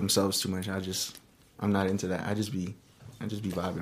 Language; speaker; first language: English; early bilingual, other home language; Spanish